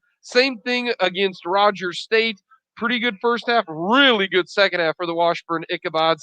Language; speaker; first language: English; native; English